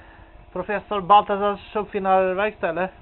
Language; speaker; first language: Swedish; native; Swedish